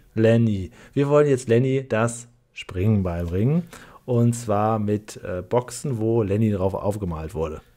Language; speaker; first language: German; native; German